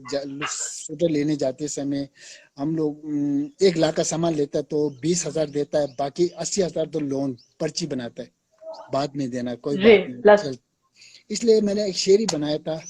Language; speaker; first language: Hindi; non-native, local second language; Tibetan